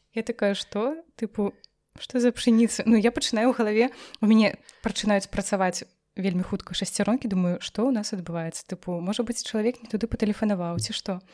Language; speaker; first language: Belarusian; non-native, local second language; Russian